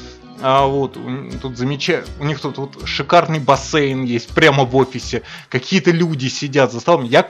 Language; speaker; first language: Russian; native; Russian